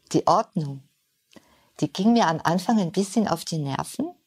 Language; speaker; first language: German; non-native, fluent; French